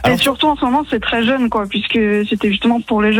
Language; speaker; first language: French; native; French